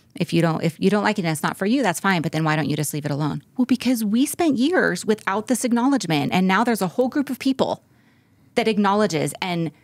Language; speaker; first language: English; native; English